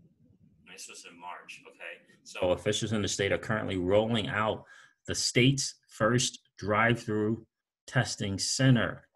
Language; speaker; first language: English; native; English